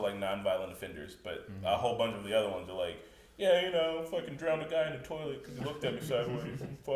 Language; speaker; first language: English; native; English